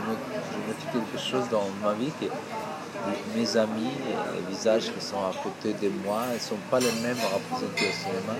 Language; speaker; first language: French; non-native, fluent; Italian